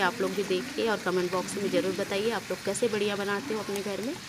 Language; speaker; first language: Hindi; native; Hindi